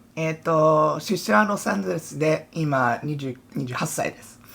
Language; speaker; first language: Japanese; non-native, fluent; English